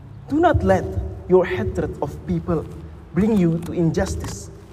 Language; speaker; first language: English; non-native, fluent; Indonesian